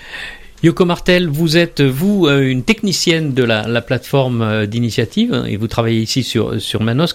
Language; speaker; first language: French; native; French